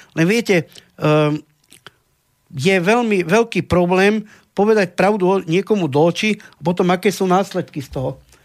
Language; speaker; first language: Slovak; non-native, local second language; Romany